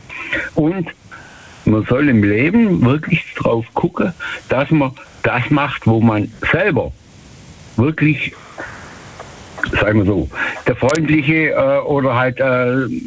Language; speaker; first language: German; native; German